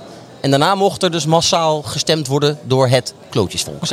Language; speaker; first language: Dutch; native; Dutch